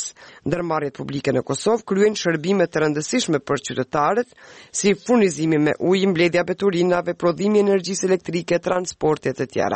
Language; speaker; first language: Albanian; native; Albanian